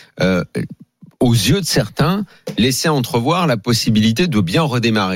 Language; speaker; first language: French; native; French